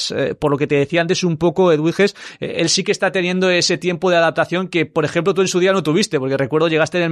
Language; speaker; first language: Spanish; native; Spanish